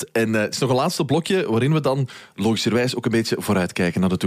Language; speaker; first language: Dutch; native; Dutch